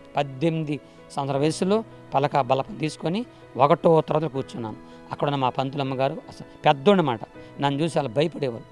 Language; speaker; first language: Telugu; non-native, local second language; Koya